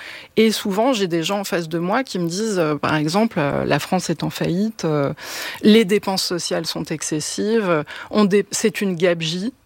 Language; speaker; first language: French; native; French